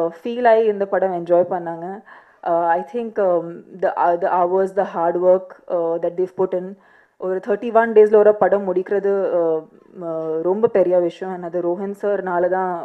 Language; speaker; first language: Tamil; non-native, learner; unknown